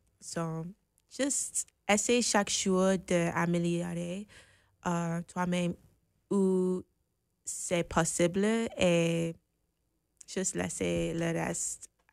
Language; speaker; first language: French; non-native, fluent; English